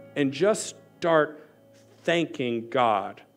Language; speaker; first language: English; native; English